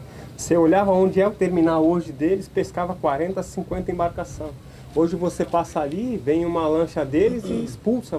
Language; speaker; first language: Portuguese; native; Portuguese